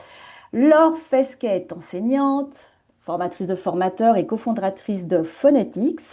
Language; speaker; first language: French; native; French